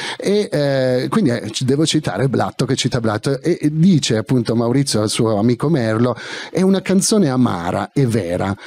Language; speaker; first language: Italian; native; Italian